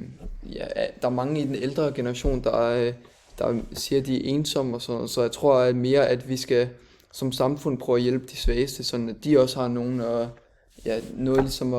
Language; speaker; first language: Danish; native; Danish